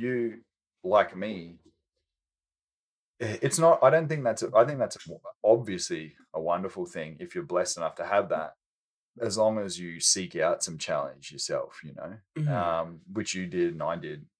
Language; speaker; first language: English; native; English